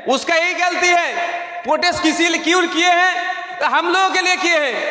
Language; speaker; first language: Hindi; non-native, local second language; Bangla